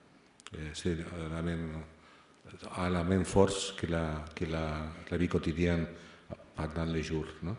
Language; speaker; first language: French; non-native, fluent; Spanish